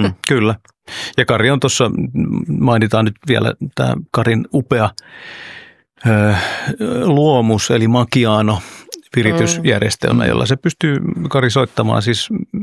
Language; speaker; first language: Finnish; early bilingual, other home language; Oromo